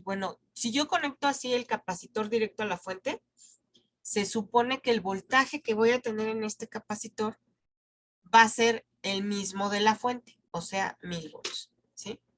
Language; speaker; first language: Spanish; native; Spanish